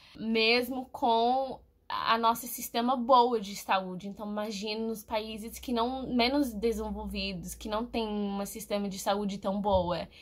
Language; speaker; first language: Portuguese; non-native, fluent; English